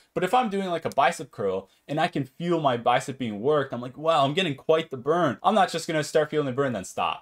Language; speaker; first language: English; native; English